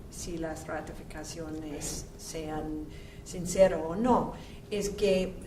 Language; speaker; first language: Spanish; non-native, fluent; English